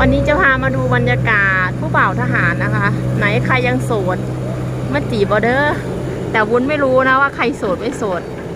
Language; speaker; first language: Thai; non-native, local second language; Northeastern Thai